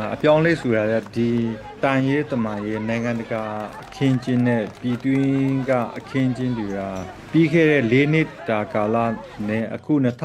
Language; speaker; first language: Burmese; non-native, local second language; Kachin